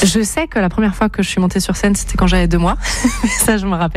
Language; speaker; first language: French; native; French